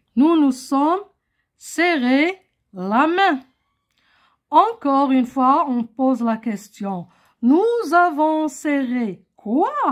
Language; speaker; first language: French; non-native, local second language; Arabic